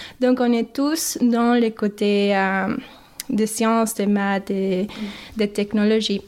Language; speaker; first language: French; non-native, fluent; English